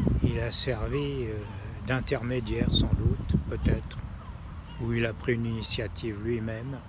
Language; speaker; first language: French; native; French